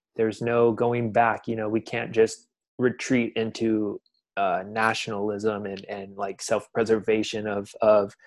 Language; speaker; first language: English; native; English